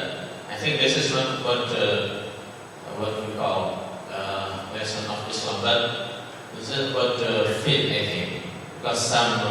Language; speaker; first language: English; non-native, fluent; Indonesian